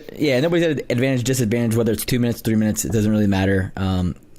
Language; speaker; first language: English; native; English